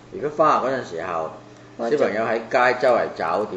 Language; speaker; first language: Cantonese; native; Cantonese